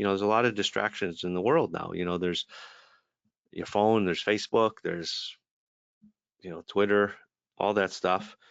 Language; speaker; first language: English; native; English